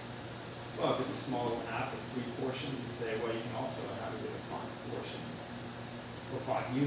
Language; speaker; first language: English; native; English